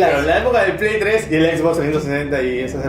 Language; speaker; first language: Spanish; native; Spanish